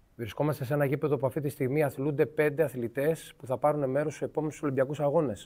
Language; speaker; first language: Greek; native; Greek